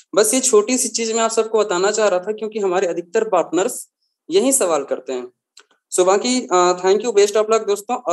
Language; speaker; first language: Hindi; native; Hindi